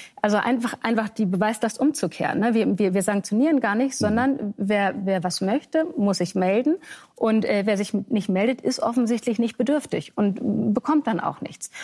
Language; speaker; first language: German; native; German